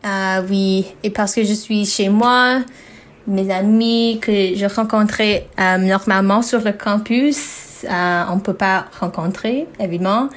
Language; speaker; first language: French; non-native, learner; English